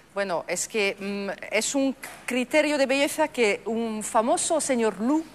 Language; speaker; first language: Spanish; non-native, fluent; French